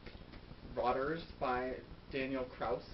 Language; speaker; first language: English; native; English